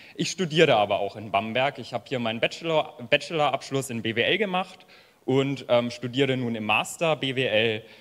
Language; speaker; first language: German; native; German